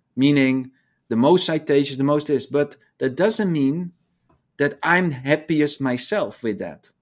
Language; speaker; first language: English; non-native, fluent; Dutch